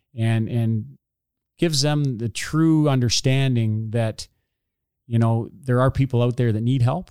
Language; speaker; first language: English; native; English